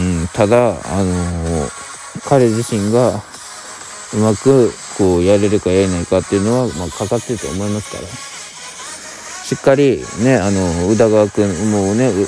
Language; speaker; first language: Japanese; native; Japanese